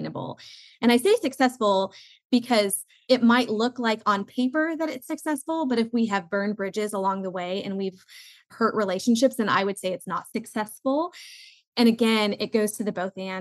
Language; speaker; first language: English; native; English